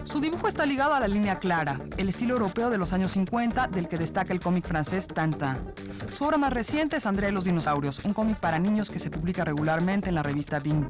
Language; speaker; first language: Spanish; native; Spanish